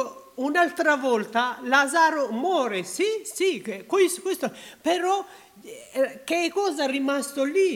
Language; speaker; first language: Italian; non-native, learner; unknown